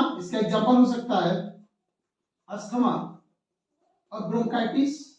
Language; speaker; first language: Hindi; native; Hindi